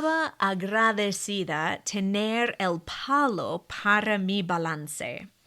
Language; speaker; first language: Spanish; non-native, fluent; English